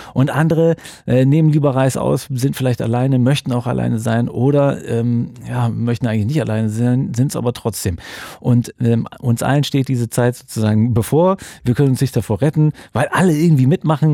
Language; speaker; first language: German; native; German